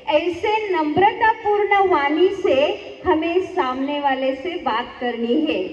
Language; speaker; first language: Hindi; non-native, local second language; Marathi